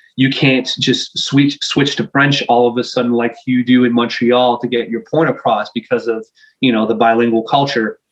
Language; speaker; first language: English; non-native, fluent; French